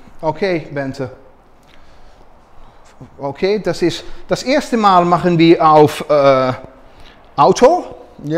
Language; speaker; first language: German; non-native, learner; Dutch